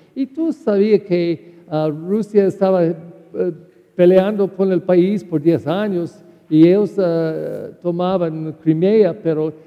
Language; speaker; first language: Spanish; non-native, learner; English